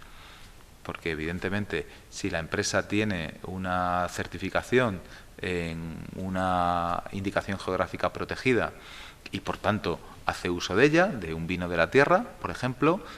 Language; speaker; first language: Spanish; native; Spanish